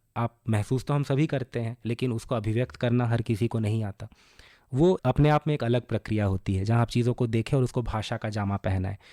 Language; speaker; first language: Hindi; non-native, local second language; Bangla